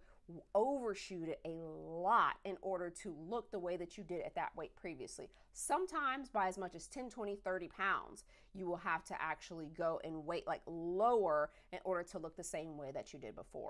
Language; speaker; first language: English; native; English